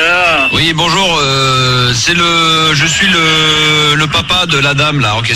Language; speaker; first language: French; native; French